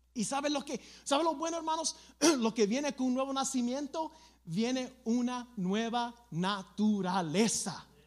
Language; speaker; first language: Spanish; early bilingual, other home language; English